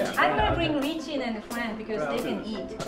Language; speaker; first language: English; non-native, fluent; Japanese